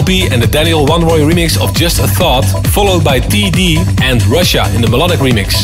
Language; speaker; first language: English; non-native, fluent; Dutch